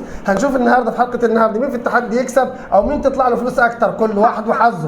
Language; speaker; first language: Arabic; native; Arabic